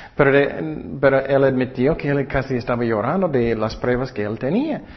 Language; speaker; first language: Spanish; non-native, fluent; English